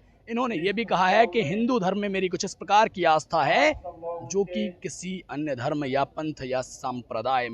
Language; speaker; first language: Hindi; native; Hindi